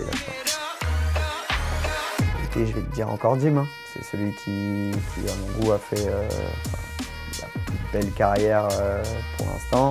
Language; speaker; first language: French; native; French